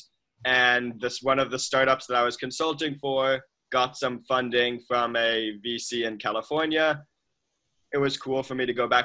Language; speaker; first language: English; native; English